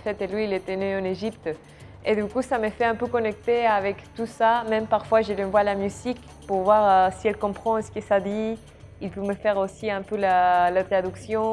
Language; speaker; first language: French; non-native, fluent; Spanish